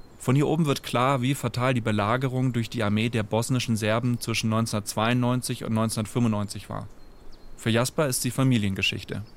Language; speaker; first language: German; native; German